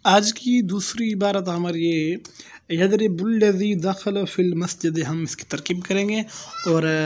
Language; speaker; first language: Urdu; non-native, local second language; Pashto